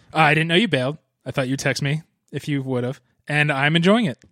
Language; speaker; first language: English; native; English